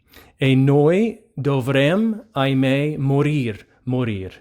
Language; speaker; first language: Italian; non-native, fluent; English